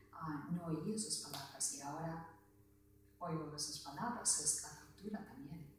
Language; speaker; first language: Spanish; non-native, fluent; English